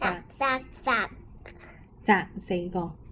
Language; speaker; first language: Chinese; non-native, local second language; Cantonese